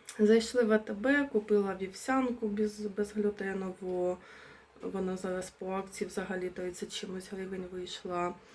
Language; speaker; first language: Ukrainian; non-native, local second language; Russian